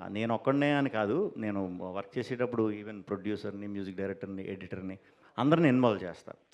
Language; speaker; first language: Telugu; native; Telugu